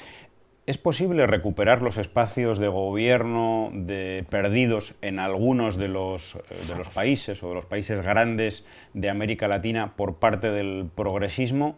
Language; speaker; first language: Spanish; native; Spanish